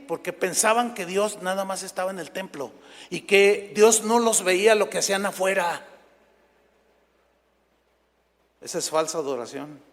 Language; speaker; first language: Spanish; native; Spanish